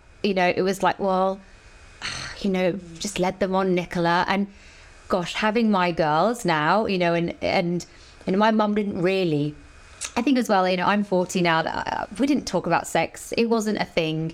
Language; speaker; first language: English; native; English